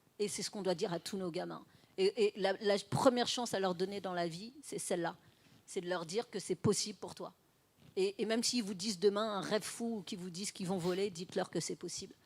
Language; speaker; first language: French; early bilingual, other home language; Fula